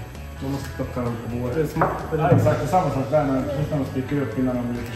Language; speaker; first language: Swedish; native; Swedish